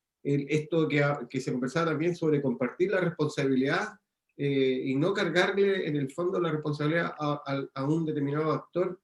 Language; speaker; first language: Spanish; native; Spanish